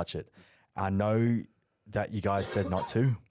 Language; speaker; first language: English; early bilingual, other home language; Malay